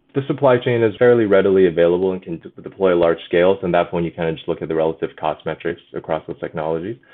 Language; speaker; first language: English; early bilingual, other home language; Chinese